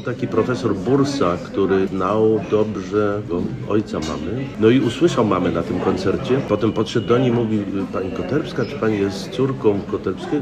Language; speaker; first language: Polish; native; Polish